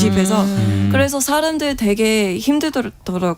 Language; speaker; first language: Korean; non-native, fluent; English